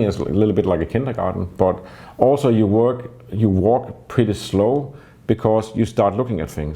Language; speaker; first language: English; non-native, fluent; Danish